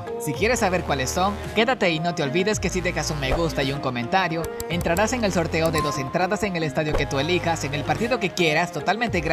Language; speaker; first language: Spanish; native; Spanish